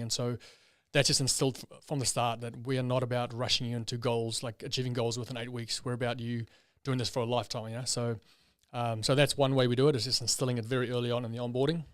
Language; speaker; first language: English; native; English